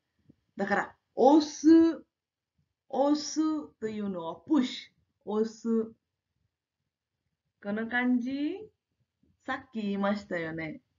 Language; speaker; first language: Japanese; non-native, fluent; Marathi